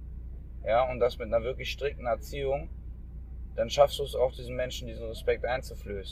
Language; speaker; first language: German; native; German